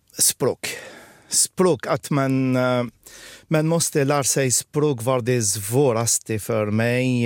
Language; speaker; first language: Swedish; non-native, fluent; Arabic